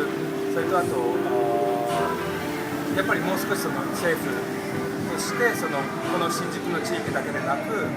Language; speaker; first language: Japanese; native; Japanese